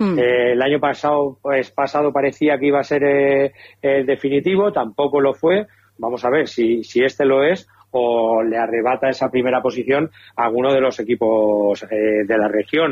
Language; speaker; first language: Spanish; native; Spanish